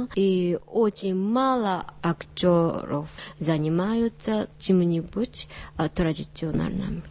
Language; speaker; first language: Russian; non-native, learner; Japanese